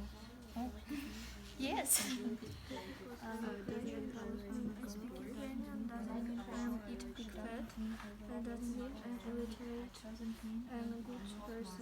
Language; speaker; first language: English; non-native, learner; Ukrainian